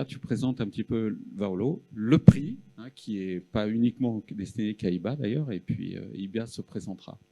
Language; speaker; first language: French; native; French